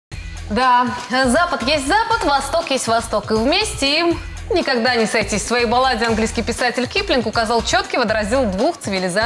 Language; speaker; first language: Russian; native; Russian